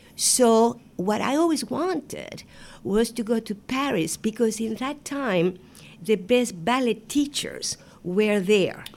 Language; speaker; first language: English; non-native, fluent; Spanish